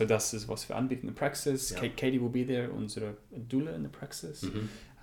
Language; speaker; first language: German; non-native, learner; English